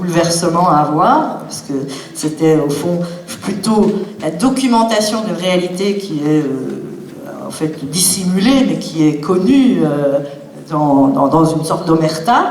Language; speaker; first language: French; native; French